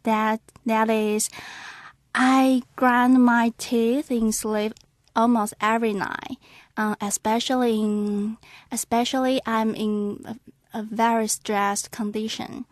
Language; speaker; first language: English; non-native, learner; Chinese